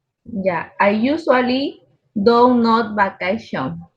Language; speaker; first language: English; non-native, learner; Spanish